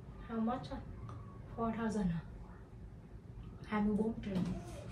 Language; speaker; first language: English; non-native, learner; Vietnamese